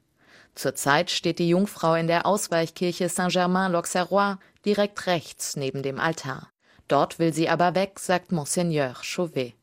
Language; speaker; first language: German; native; German